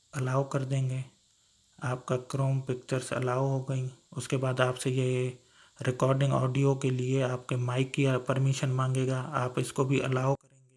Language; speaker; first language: Urdu; non-native, local second language; Sindhi